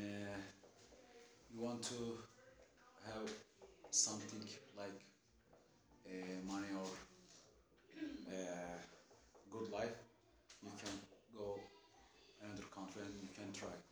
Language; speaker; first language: English; non-native, learner; Turkish